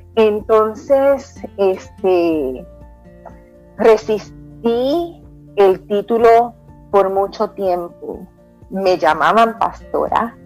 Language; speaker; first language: Spanish; early bilingual, heritage; Spanish